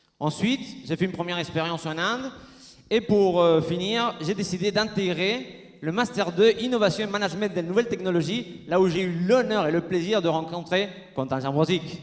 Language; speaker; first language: French; non-native, fluent; Spanish